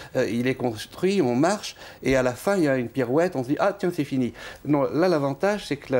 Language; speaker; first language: French; native; French